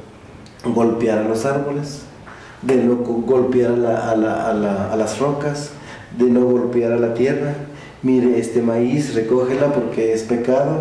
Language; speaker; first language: Spanish; non-native, local second language; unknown